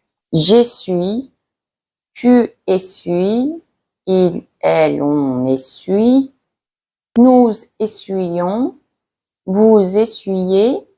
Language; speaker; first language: French; non-native, fluent; Mongolian